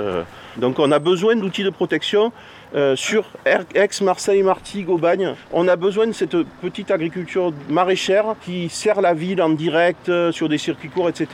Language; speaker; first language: French; native; French